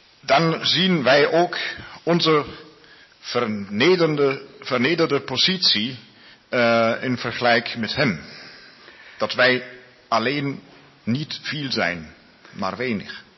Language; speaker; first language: Dutch; non-native, learner; Spanish